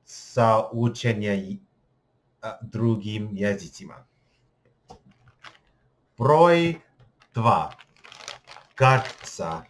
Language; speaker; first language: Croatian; non-native, learner; English